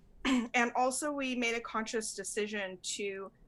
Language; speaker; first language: English; native; English